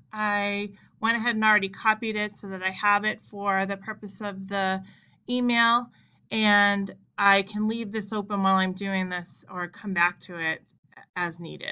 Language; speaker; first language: English; native; English